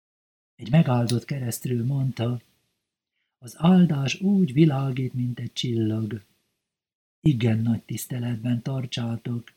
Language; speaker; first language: Hungarian; native; Hungarian